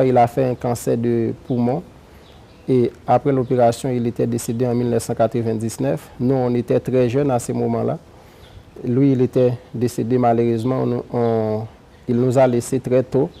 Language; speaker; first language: French; non-native, local second language; Haitian Creole